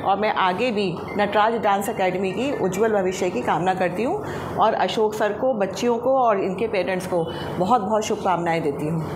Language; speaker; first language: Hindi; native; Hindi